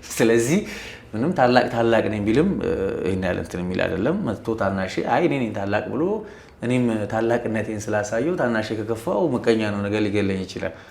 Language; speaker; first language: Amharic; native; Amharic